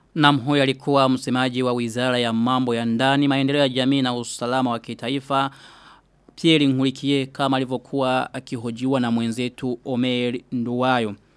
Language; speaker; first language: Swahili; non-native, local second language; Rundi